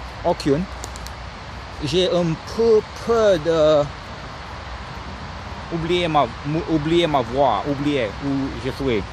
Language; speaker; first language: French; non-native, learner; English